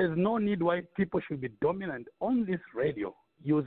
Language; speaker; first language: English; non-native, local second language; Nyanja